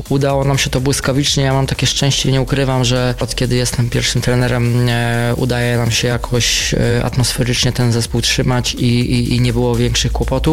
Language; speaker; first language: Polish; native; Polish